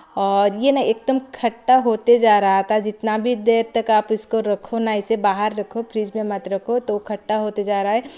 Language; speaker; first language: Hindi; non-native, local second language; Odia